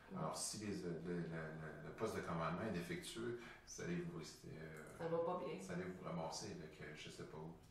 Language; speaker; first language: French; native; French